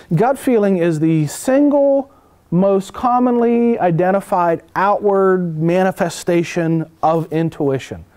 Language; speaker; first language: English; native; English